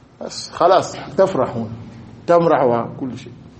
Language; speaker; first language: Arabic; non-native, fluent; Swahili